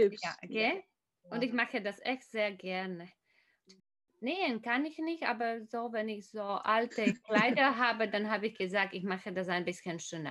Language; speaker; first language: German; non-native, fluent; Slovak